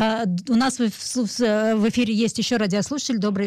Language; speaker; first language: Russian; native; Russian